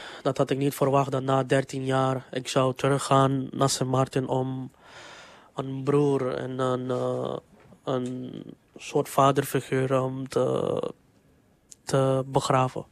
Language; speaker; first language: Dutch; non-native, local second language; English